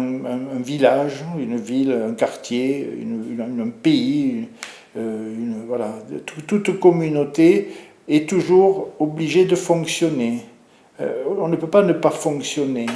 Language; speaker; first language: French; native; French